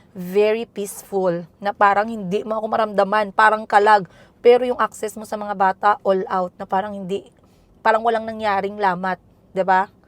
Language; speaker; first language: Filipino; non-native, local second language; Cebuano